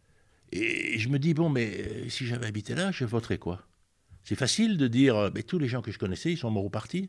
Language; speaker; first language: French; native; French